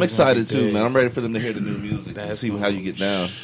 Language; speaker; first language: English; native; English